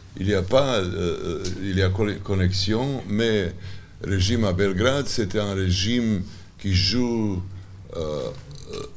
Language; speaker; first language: French; non-native, learner; Serbian